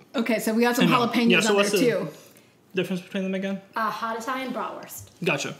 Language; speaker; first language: English; native; English